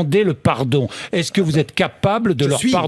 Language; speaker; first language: French; native; French